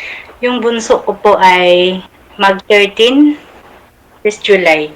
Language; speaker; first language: Filipino; non-native, local second language; Cebuano